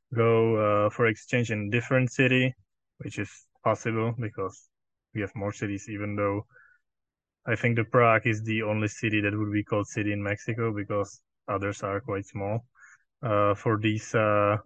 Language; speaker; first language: English; non-native, fluent; Czech